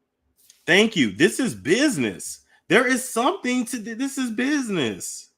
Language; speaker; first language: English; native; English